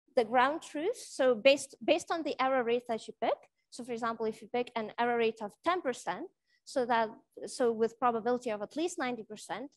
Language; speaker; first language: English; non-native, fluent; Lithuanian